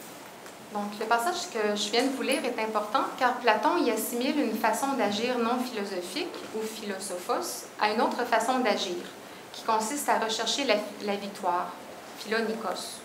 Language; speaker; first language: French; native; French